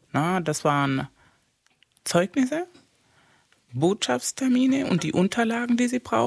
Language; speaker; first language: German; non-native, fluent; Spanish